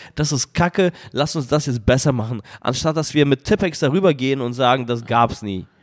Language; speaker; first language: German; early bilingual, other home language; Russian